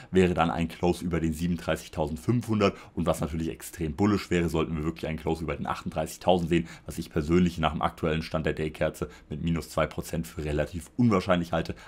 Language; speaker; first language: German; native; German